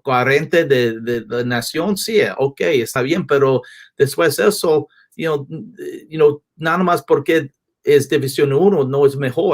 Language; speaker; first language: Spanish; non-native, learner; English